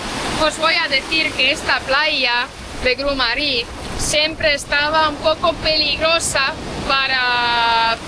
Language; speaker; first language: Spanish; non-native, fluent; Estonian